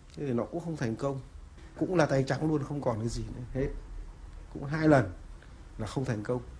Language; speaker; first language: Vietnamese; native; Vietnamese